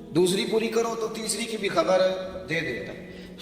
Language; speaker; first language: Urdu; non-native, local second language; Punjabi